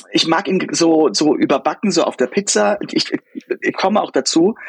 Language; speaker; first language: German; native; German